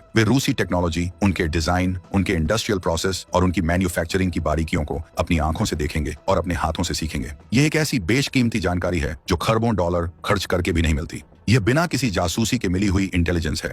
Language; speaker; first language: Hindi; native; Hindi